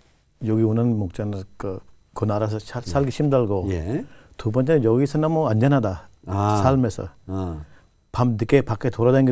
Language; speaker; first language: Korean; non-native, learner; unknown